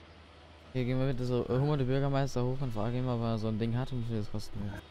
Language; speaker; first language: German; native; German